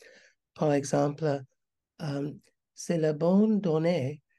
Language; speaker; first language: French; non-native, learner; English